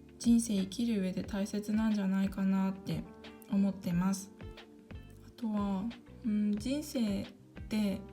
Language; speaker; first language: Japanese; early bilingual, other home language; Korean